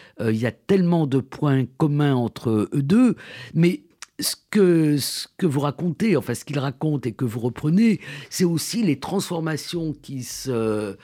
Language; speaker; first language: French; native; French